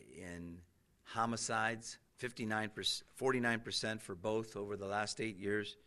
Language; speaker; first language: English; native; English